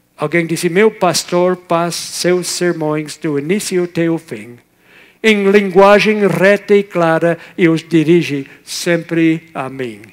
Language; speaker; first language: Portuguese; non-native, fluent; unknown